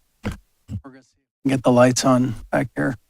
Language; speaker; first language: English; native; English